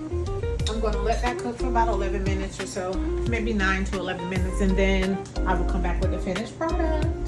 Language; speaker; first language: English; native; English